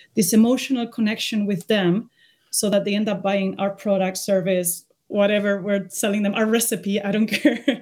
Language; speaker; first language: English; non-native, fluent; Spanish